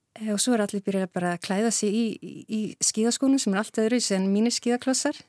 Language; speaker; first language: Icelandic; native; Icelandic